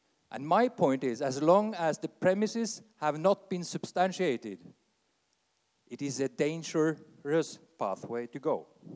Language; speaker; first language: English; non-native, fluent; Norwegian